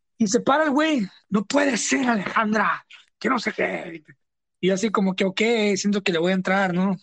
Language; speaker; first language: Spanish; early bilingual, heritage; Spanish